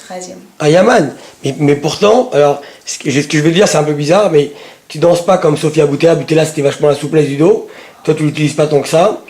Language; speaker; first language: French; native; French